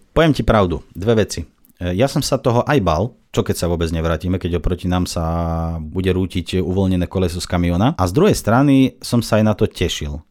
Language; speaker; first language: Slovak; non-native, fluent; Russian